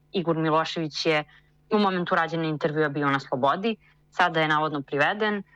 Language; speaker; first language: Serbian; native; Serbian